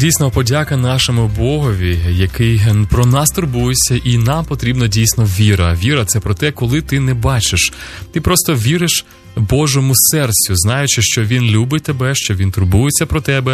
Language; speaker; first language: Ukrainian; native; Ukrainian